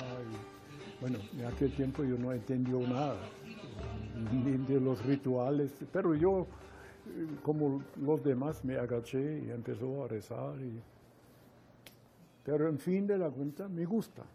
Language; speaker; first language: Spanish; non-native, fluent; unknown